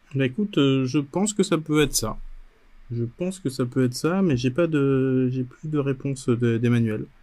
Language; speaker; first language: French; native; French